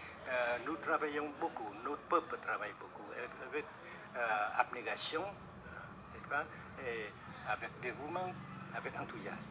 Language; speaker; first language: French; non-native, local second language; Vietnamese